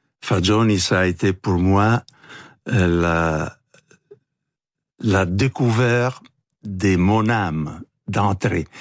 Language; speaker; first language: French; non-native, fluent; Italian